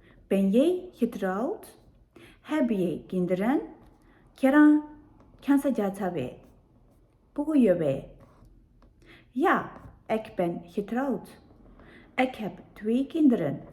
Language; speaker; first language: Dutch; non-native, learner; Tibetan